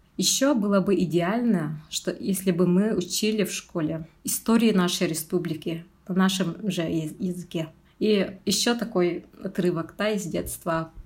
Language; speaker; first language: Russian; non-native, local second language; Yakut